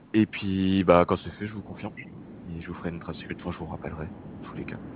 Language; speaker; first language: French; native; French